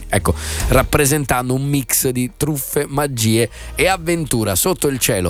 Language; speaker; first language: Italian; native; Italian